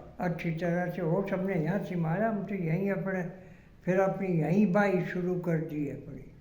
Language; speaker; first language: Urdu; non-native, local second language; Haryanvi